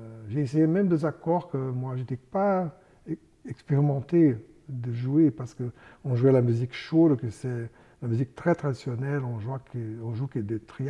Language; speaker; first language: French; non-native, fluent; Portuguese